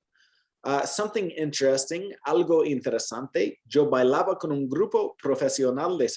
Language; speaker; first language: Spanish; non-native, fluent; English